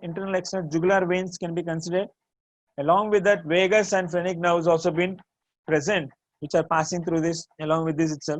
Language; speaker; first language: English; non-native, local second language; Tamil